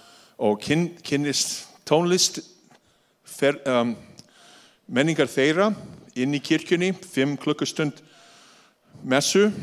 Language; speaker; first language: Icelandic; non-native, fluent; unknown